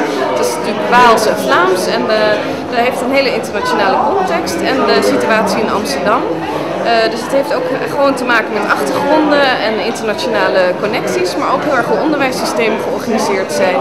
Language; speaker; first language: Dutch; native; Dutch